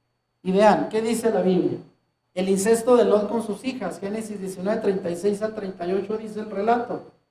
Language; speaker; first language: Spanish; native; Spanish